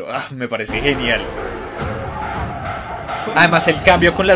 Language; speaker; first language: Spanish; native; Spanish